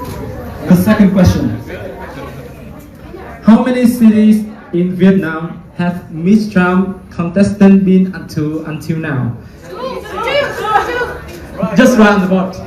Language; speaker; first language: English; non-native, fluent; Vietnamese